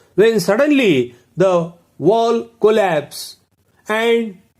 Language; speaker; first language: English; non-native, local second language; Marathi